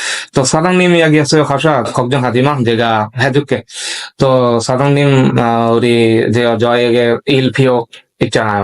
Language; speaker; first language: Korean; non-native, learner; Bangla